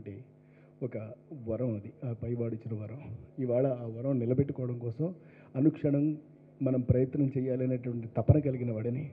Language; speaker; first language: Telugu; native; Telugu